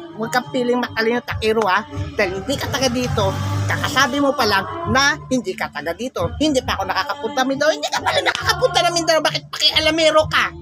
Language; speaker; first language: Filipino; non-native, local second language; Cebuano